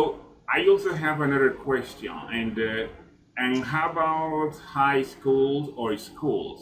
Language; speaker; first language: English; non-native, fluent; Spanish